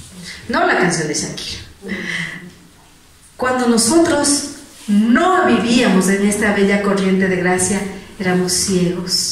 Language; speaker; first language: Spanish; native; Spanish